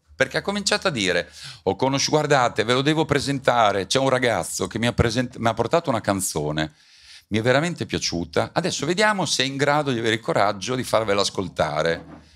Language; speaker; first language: Italian; native; Italian